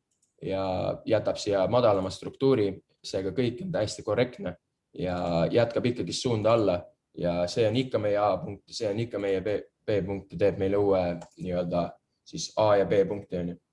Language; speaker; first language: Estonian; native; Estonian